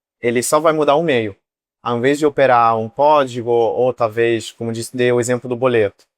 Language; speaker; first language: Portuguese; non-native, fluent; Italian